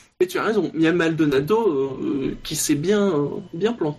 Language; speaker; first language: French; native; French